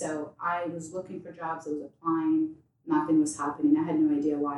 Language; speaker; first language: English; non-native, fluent; Ukrainian